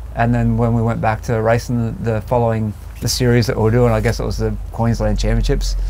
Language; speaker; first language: English; native; English